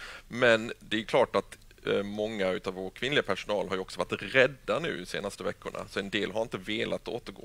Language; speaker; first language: Swedish; native; Swedish